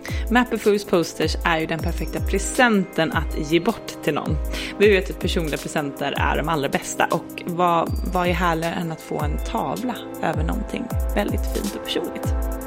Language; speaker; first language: Swedish; native; Swedish